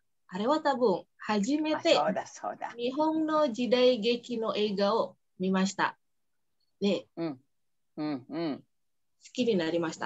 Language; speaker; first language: Japanese; non-native, fluent; Indonesian